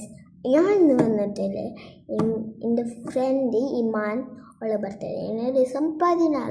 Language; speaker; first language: Malayalam; native; Malayalam